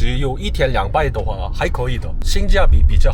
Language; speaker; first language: Chinese; non-native, learner; Korean